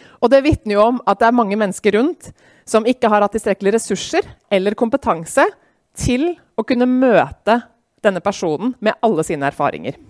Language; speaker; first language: Norwegian; native; Norwegian